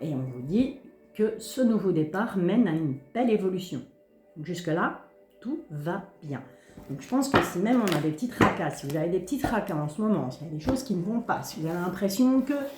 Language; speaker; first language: French; native; French